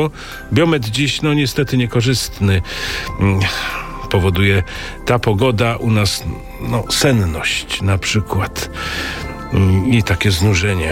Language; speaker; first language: Polish; native; Polish